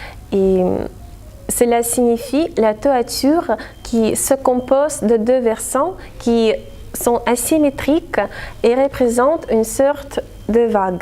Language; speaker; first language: French; non-native, fluent; Russian